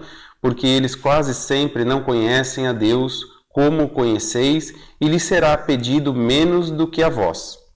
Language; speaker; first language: Portuguese; native; Portuguese